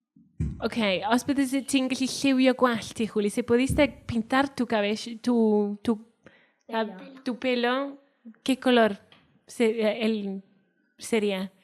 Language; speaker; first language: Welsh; native; Welsh